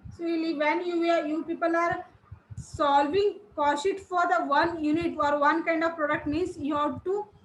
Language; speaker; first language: English; non-native, local second language; Kannada